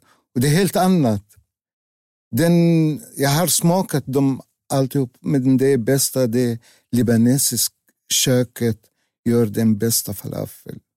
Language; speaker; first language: Swedish; non-native, learner; Arabic